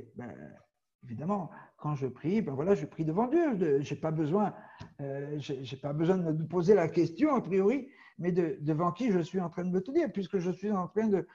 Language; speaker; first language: French; native; French